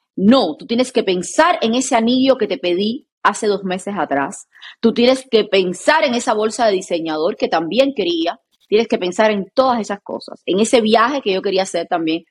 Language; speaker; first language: Spanish; native; Spanish